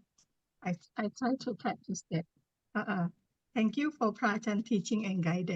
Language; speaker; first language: English; non-native, learner; Thai